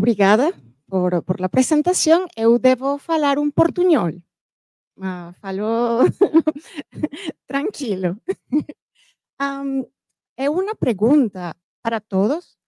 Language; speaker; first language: Portuguese; non-native, learner; Spanish